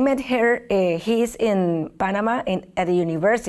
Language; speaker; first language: English; non-native, learner; Spanish